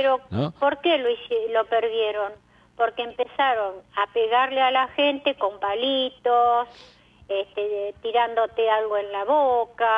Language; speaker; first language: Spanish; native; Spanish